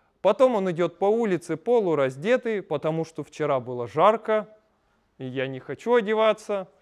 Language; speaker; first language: Russian; native; Russian